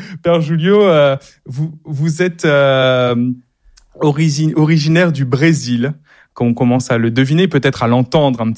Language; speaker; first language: French; native; French